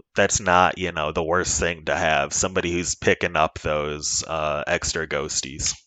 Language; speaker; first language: English; native; English